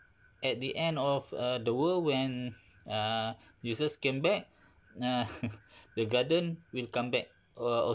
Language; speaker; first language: English; non-native, learner; Malay